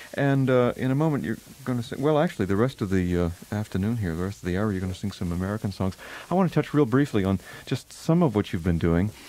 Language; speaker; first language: English; native; English